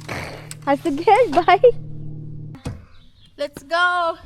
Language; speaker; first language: German; non-native, learner; Filipino